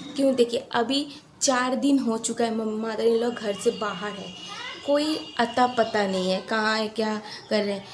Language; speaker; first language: Hindi; non-native, local second language; Bangla